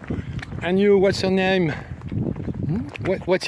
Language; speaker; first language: English; non-native, learner; French